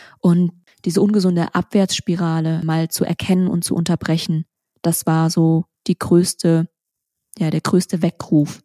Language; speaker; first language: German; early bilingual, other home language; Vietnamese